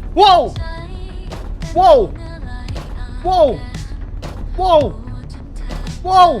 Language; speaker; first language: Thai; native; Thai